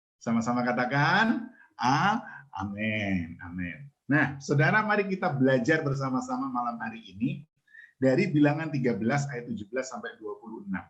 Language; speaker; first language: Indonesian; native; Indonesian